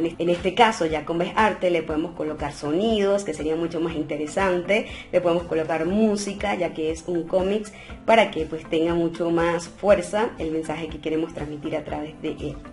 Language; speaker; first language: Spanish; native; Spanish